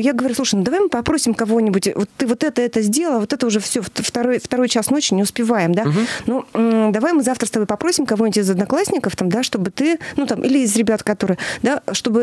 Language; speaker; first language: Russian; native; Russian